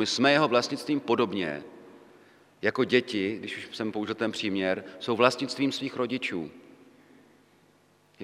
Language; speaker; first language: Czech; native; Czech